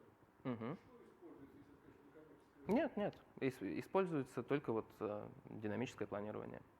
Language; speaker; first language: Russian; native; Russian